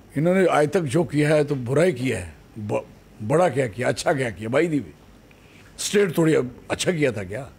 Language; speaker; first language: Hindi; native; Hindi